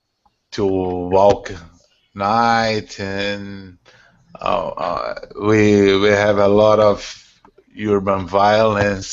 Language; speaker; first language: English; non-native, learner; Portuguese